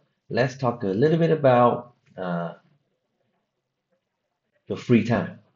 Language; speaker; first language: English; non-native, fluent; Vietnamese